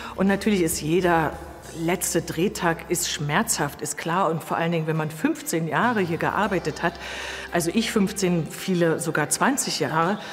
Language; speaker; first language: German; native; German